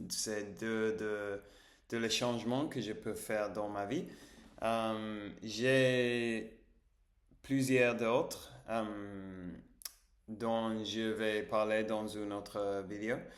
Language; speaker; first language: French; non-native, learner; English